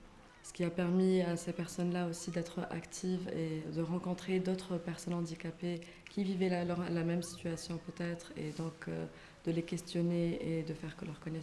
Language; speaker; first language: French; non-native, local second language; Arabic